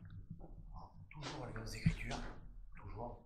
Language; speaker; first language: French; native; French